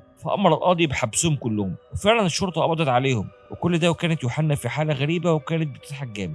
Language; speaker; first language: Arabic; native; Arabic